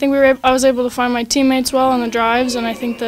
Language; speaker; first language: English; native; English